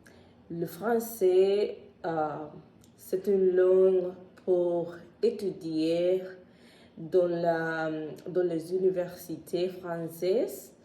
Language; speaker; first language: French; non-native, learner; Spanish